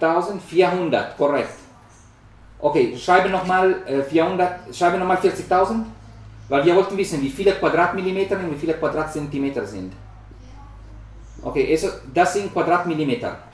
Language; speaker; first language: German; non-native, learner; Spanish